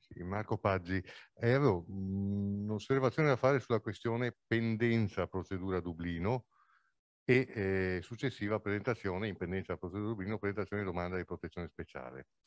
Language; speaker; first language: Italian; native; Italian